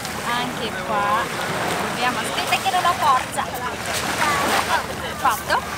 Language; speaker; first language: Italian; native; Italian